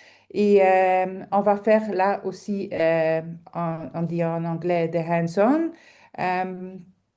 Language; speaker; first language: French; non-native, local second language; Dutch